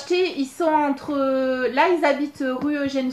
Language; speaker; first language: French; native; French